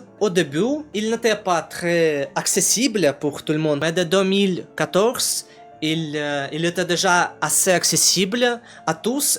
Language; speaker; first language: French; non-native, learner; Russian